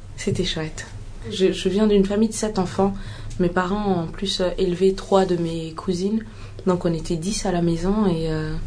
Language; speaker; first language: French; non-native, local second language; Bambara